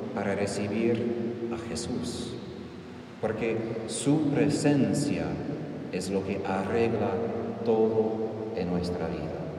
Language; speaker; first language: Spanish; non-native, fluent; English